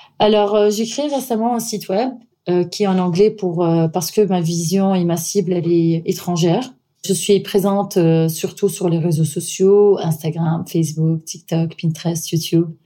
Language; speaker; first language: French; non-native, fluent; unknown